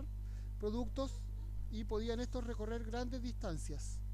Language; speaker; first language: Spanish; native; Spanish